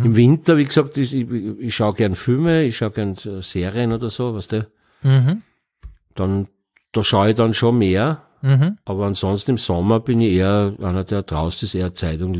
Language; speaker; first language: German; native; German